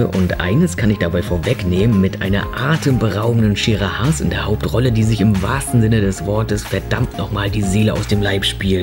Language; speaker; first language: German; native; German